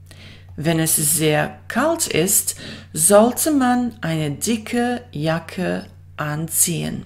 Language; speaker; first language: German; non-native, fluent; Bosnian